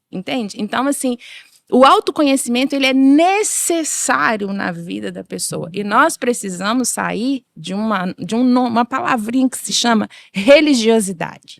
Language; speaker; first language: Portuguese; native; Portuguese